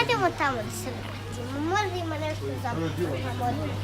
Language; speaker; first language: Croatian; early bilingual, heritage; Croatian